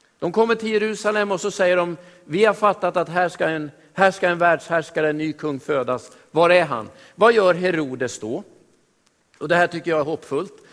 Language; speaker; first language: Swedish; native; Swedish